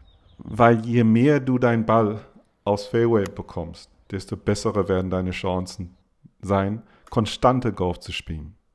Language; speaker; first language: German; non-native, fluent; English